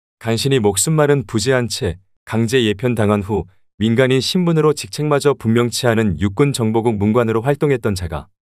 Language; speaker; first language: Korean; native; Korean